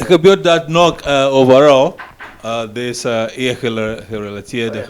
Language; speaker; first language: Dutch; non-native, learner; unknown